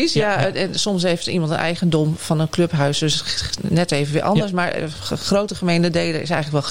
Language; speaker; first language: Dutch; native; Dutch